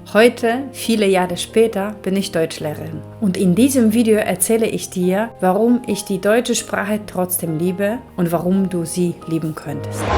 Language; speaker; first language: German; non-native, fluent; Polish